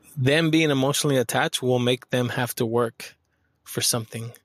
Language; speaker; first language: English; early bilingual, other home language; Spanish